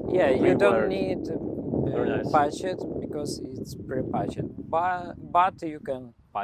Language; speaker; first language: English; non-native, learner; Belarusian